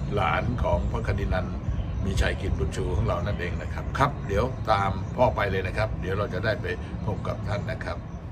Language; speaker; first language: Thai; native; Thai